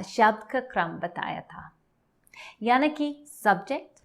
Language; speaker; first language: Hindi; non-native, learner; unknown